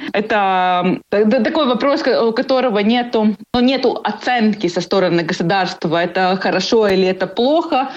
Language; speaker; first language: Russian; non-native, local second language; Latvian